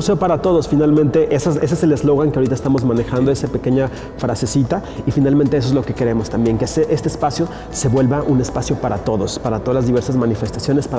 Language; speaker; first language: Spanish; native; Spanish